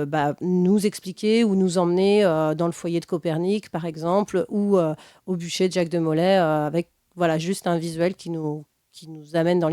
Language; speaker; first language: French; native; French